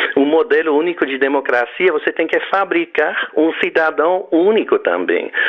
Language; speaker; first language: Portuguese; non-native, fluent; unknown